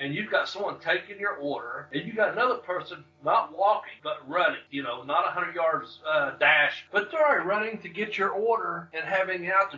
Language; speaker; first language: English; native; English